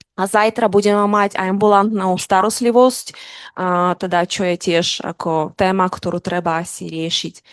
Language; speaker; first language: Slovak; non-native, fluent; Ukrainian